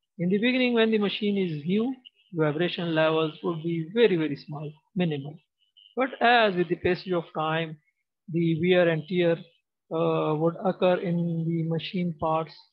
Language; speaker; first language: English; non-native, local second language; Pashto